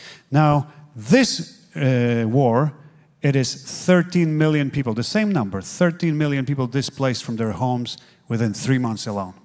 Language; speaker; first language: English; non-native, fluent; Polish